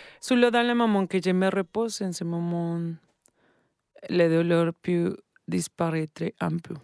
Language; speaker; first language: French; non-native, learner; Spanish